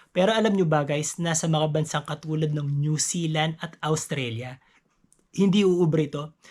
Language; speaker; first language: Filipino; native; Filipino